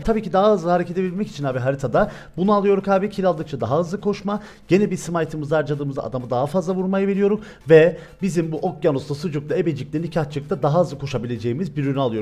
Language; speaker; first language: Turkish; native; Turkish